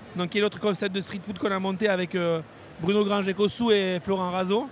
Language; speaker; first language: French; native; French